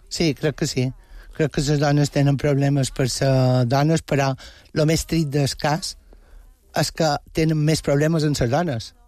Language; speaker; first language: Catalan; non-native, local second language; Spanish